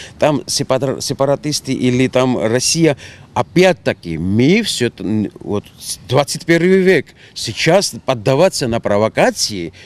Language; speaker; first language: Russian; non-native, local second language; Georgian